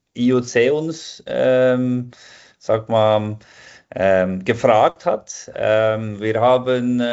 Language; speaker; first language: German; non-native, fluent; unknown